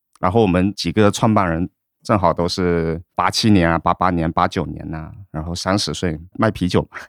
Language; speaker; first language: Chinese; native; Chinese